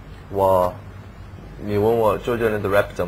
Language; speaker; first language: Chinese; non-native, learner; Korean